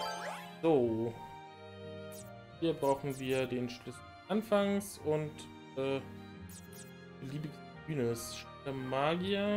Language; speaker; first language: German; native; German